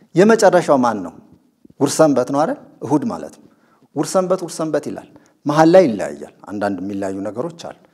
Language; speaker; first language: Amharic; non-native, local second language; Sebat Bet Gurage